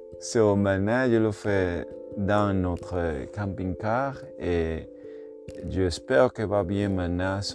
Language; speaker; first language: French; non-native, learner; Spanish